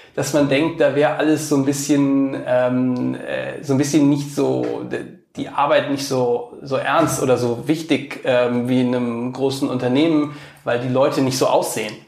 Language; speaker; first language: German; native; German